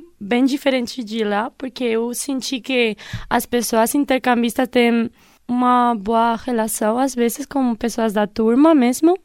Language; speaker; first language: Portuguese; non-native, fluent; Spanish